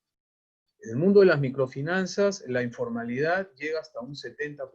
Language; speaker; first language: Spanish; native; Spanish